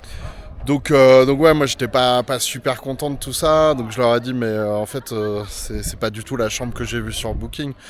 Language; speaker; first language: French; native; French